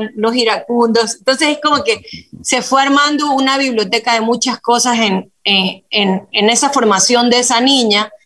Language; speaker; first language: Spanish; native; Spanish